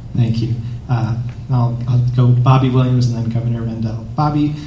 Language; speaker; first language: English; native; English